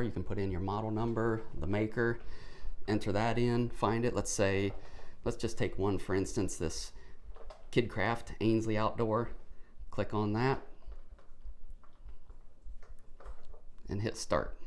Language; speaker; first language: English; native; English